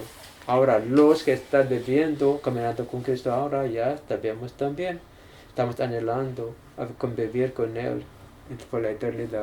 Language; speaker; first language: Spanish; non-native, learner; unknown